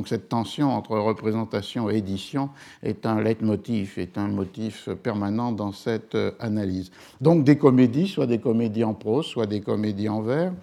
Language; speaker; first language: French; native; French